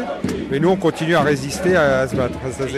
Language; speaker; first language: French; native; French